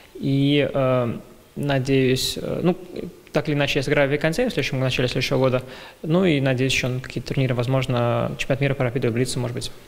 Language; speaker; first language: Russian; early bilingual, heritage; Russian